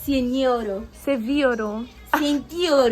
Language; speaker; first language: Turkish; non-native, fluent; Portuguese